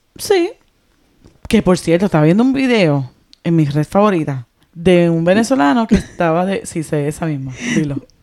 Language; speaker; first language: Spanish; native; Spanish